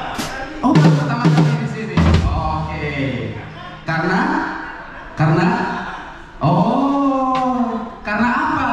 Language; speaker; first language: Indonesian; native; Indonesian